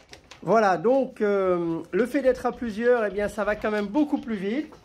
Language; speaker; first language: French; native; French